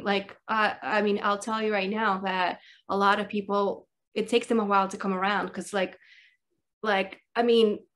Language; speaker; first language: English; early bilingual, other home language; Russian